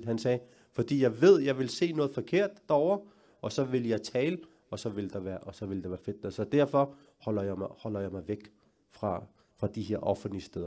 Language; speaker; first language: Danish; early bilingual, other home language; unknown